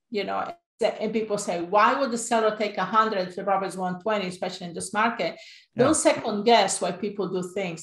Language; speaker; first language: English; non-native, fluent; Italian